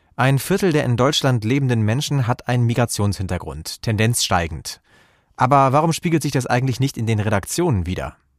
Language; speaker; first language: German; native; German